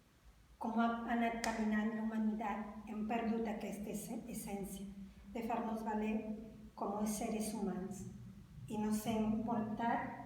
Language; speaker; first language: Catalan; non-native, fluent; Spanish